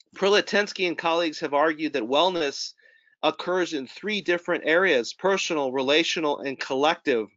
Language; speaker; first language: English; native; English